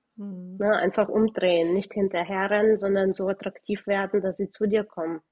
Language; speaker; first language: German; early bilingual, other home language; Russian